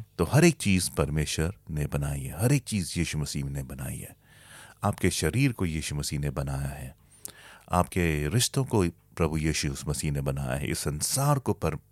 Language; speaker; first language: Hindi; native; Hindi